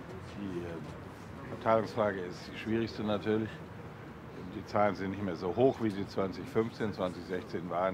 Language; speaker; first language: German; native; German